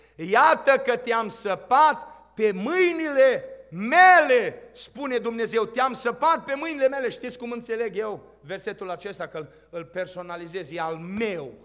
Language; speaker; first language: Romanian; native; Romanian